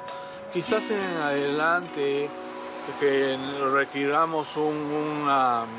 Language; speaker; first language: Spanish; native; Spanish